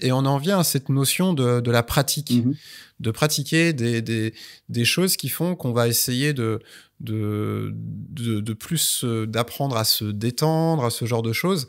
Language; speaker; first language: French; native; French